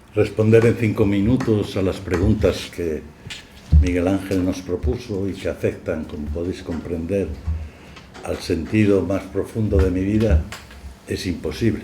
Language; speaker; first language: Spanish; native; Spanish